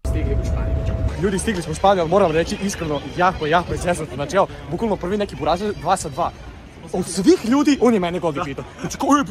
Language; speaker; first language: Croatian; native; Croatian